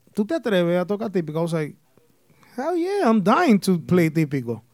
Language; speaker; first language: Spanish; early bilingual, heritage; Spanish